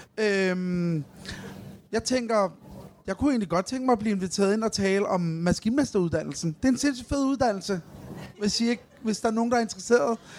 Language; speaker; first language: Danish; early bilingual, other home language; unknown